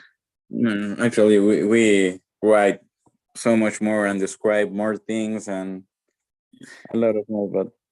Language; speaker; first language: English; non-native, learner; Spanish